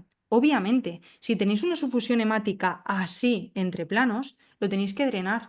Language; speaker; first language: Spanish; native; Spanish